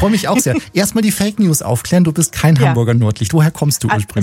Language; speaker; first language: German; native; German